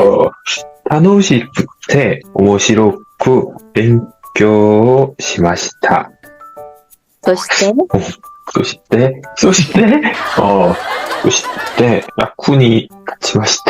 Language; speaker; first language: Japanese; non-native, learner; Korean